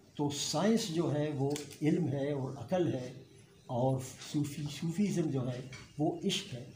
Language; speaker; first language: Urdu; non-native, local second language; Pashto